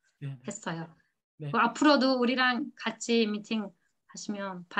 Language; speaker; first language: Korean; non-native, learner; Turkish